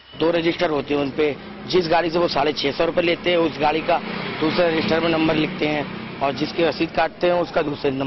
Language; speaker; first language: Hindi; native; Hindi